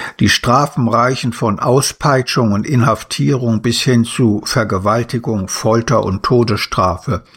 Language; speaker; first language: German; native; German